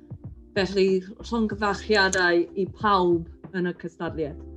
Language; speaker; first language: Welsh; non-native, learner; English